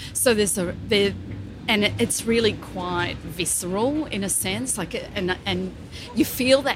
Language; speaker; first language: English; native; English